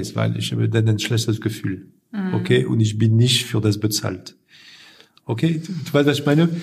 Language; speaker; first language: German; non-native, fluent; French